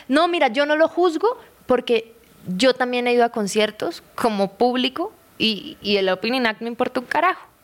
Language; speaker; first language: Spanish; native; Spanish